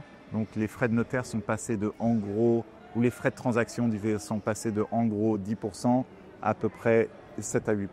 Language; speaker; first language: French; native; French